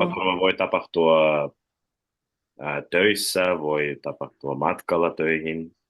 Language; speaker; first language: Finnish; non-native, learner; Russian